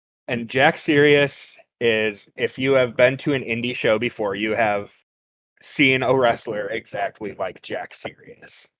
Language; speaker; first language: English; native; English